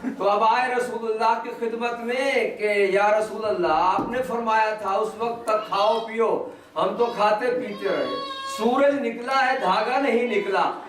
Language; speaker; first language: Urdu; native; Urdu